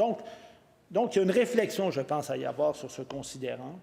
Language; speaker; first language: French; native; French